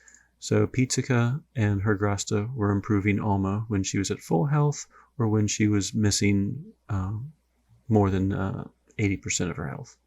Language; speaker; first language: English; native; English